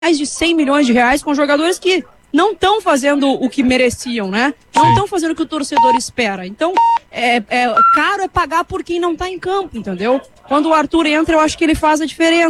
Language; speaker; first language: Portuguese; native; Portuguese